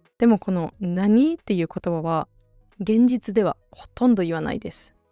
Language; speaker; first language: Japanese; native; Japanese